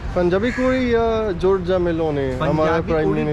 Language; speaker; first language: Hindi; non-native, fluent; Italian